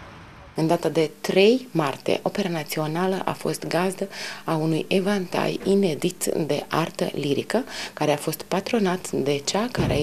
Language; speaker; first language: Romanian; native; Romanian